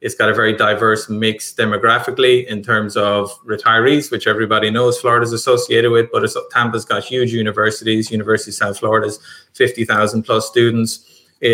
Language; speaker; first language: English; native; English